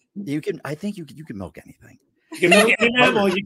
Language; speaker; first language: English; native; English